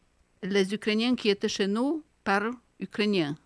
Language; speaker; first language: French; non-native, fluent; Polish